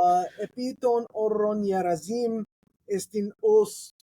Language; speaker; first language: Greek; non-native, learner; English